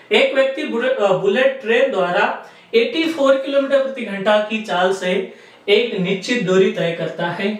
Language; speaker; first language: Hindi; non-native, local second language; Marathi